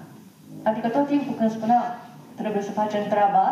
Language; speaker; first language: Romanian; native; Romanian